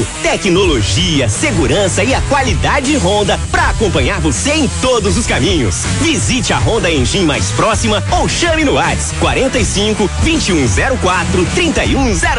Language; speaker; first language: Portuguese; native; Portuguese